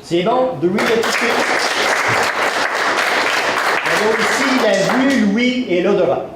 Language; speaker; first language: French; native; French